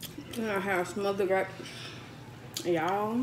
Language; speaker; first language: English; native; English